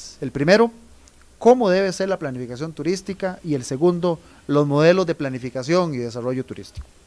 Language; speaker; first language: Spanish; native; Spanish